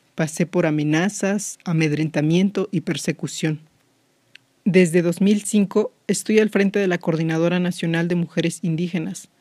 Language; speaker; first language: Spanish; non-native, local second language; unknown